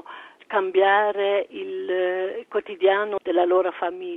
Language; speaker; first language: Italian; early bilingual, heritage; French